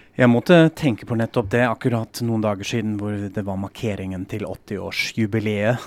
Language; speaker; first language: Norwegian; non-native, fluent; German